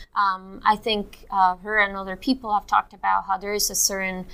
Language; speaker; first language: English; non-native, fluent; Spanish